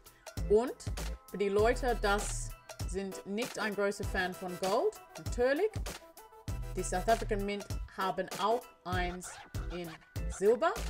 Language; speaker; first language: German; non-native, learner; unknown